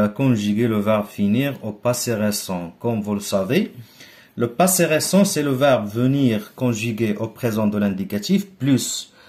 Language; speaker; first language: French; non-native, local second language; Arabic